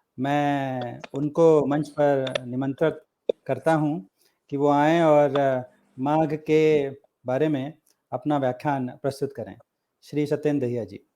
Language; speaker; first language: Hindi; native; Hindi